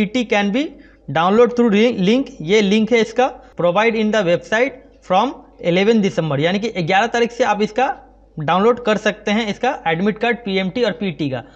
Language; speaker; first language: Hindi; non-native, local second language; Bangla